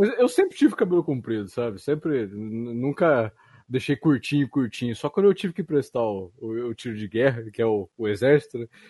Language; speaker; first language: Portuguese; native; Portuguese